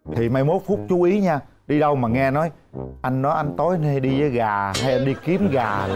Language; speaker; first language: Vietnamese; native; Vietnamese